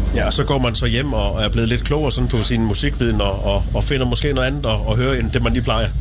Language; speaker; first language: Danish; non-native, fluent; Dutch